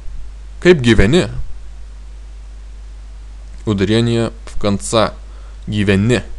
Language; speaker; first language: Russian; non-native, fluent; Lithuanian